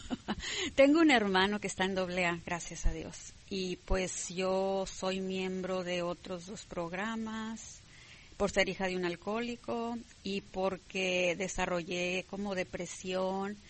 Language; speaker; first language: Spanish; native; Spanish